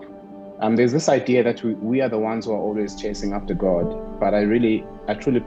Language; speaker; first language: English; non-native, local second language; Zulu